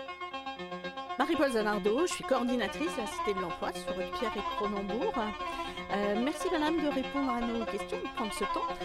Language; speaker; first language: French; native; French